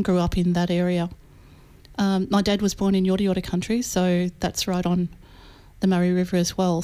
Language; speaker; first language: English; native; English